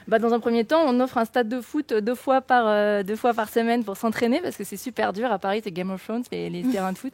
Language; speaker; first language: French; native; French